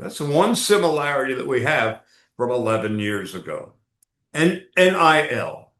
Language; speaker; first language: English; native; English